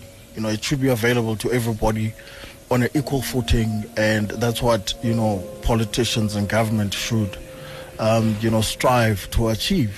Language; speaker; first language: English; non-native, local second language; Xhosa